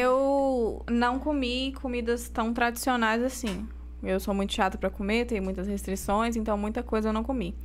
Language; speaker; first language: Portuguese; native; Portuguese